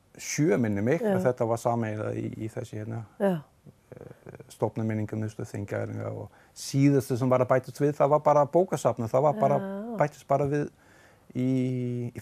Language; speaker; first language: Icelandic; non-native, fluent; Danish